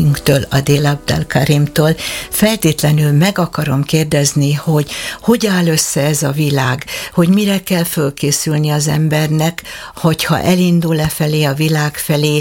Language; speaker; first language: Hungarian; native; Hungarian